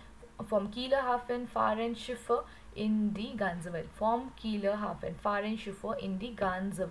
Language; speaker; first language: German; non-native, learner; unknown